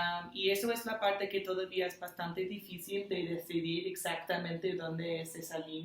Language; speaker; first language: Spanish; non-native, fluent; English